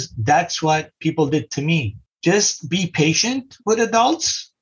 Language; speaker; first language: English; non-native, fluent; Arabic